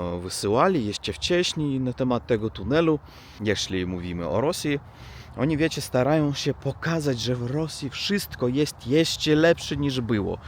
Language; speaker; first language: Polish; non-native, learner; Russian